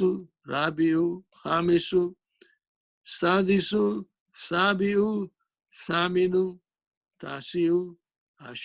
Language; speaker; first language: Arabic; non-native, fluent; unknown